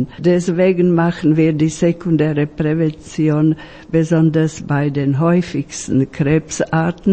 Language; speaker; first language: German; non-native, fluent; Slovak